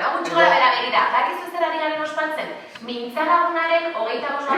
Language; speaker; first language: Basque; native; Basque